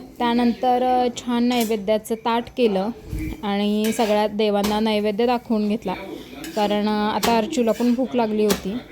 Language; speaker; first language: Marathi; native; Marathi